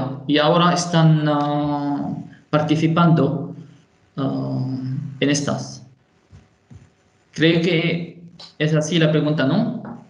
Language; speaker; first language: Spanish; non-native, fluent; Arabic